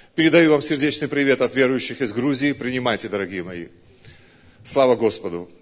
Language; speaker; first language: Russian; non-native, local second language; Georgian